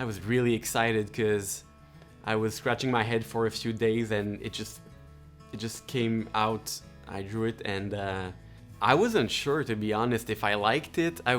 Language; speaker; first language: English; non-native, local second language; French